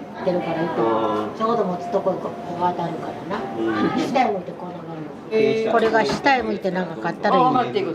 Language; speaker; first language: Japanese; native; Japanese